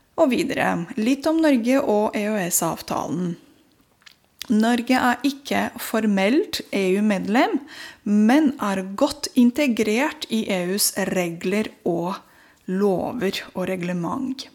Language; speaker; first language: Norwegian; non-native, fluent; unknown